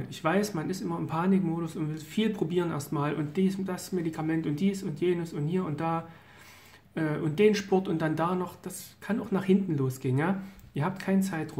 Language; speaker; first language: German; native; German